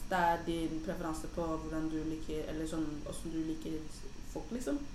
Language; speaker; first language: Norwegian; early bilingual, other home language; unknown